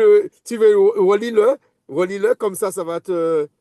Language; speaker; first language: French; native; French